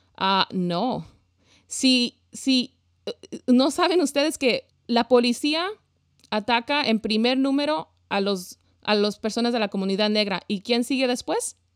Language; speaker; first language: Spanish; early bilingual, heritage; Spanish